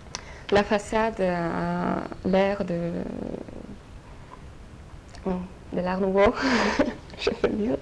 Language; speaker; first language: French; non-native, fluent; Polish